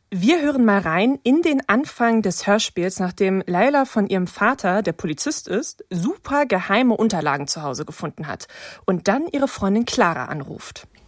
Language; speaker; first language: German; native; German